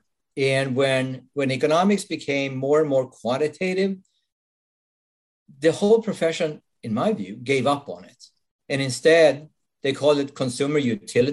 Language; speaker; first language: English; non-native, fluent; Swedish